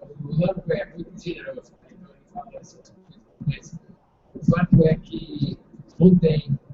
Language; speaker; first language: Portuguese; non-native, fluent; English